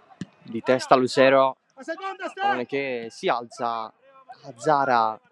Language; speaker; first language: Italian; native; Italian